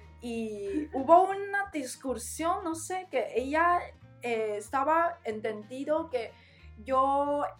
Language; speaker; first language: Spanish; non-native, learner; Chinese